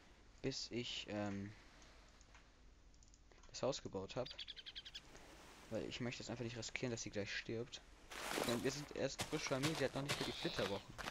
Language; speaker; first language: German; native; German